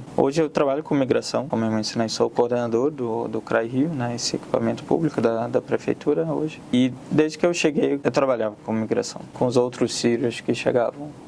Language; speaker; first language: Portuguese; non-native, fluent; Arabic